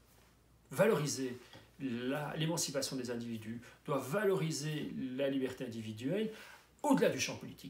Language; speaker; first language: French; native; French